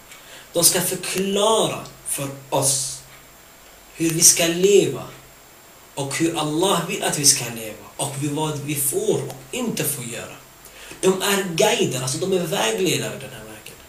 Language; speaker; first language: Swedish; early bilingual, other home language; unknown